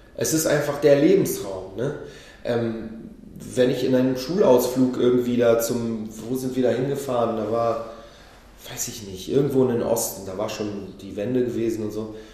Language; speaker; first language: German; early bilingual, other home language; Hebrew